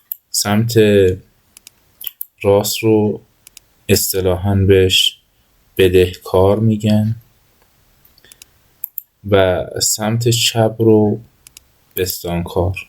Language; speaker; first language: Persian; native; Persian